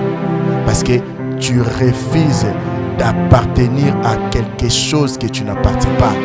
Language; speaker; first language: French; non-native, local second language; Lingala